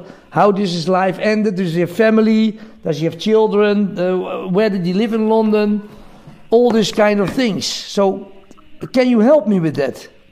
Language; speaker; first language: English; non-native, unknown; Dutch